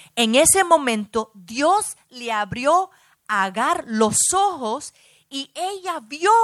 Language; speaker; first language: Spanish; early bilingual, heritage; Spanish